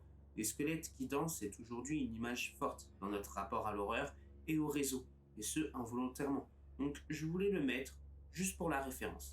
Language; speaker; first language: French; native; French